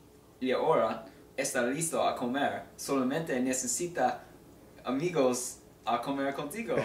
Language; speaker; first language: Spanish; non-native, learner; English